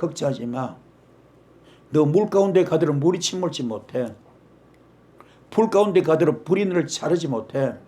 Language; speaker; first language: Korean; native; Korean